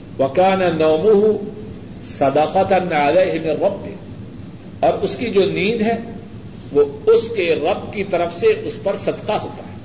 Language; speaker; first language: Urdu; non-native, local second language; Punjabi